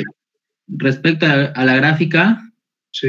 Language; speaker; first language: Spanish; native; Spanish